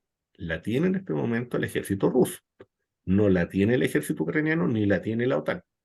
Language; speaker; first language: Spanish; native; Spanish